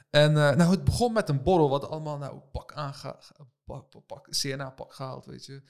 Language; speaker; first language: Dutch; early bilingual, other home language; Turkish